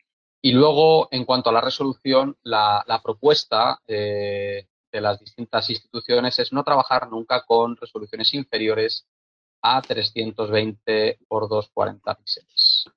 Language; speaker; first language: Spanish; native; Spanish